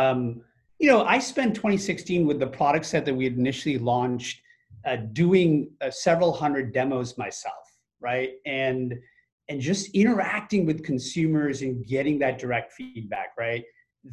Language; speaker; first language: English; native; English